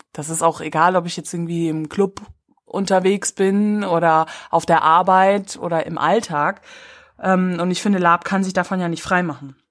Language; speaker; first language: German; native; German